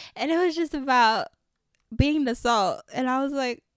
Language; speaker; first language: English; early bilingual, other home language; French